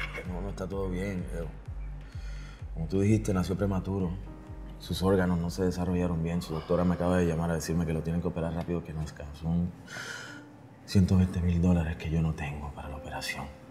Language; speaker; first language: Spanish; native; Spanish